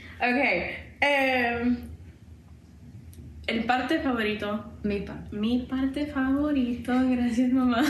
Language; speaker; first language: Spanish; non-native, learner; English